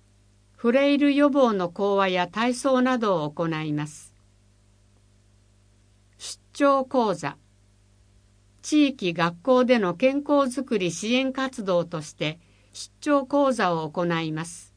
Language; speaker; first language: Japanese; native; Japanese